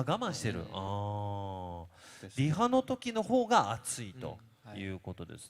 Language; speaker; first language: Japanese; native; Japanese